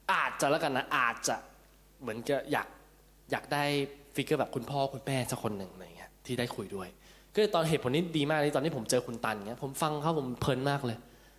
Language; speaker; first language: Thai; early bilingual, heritage; Thai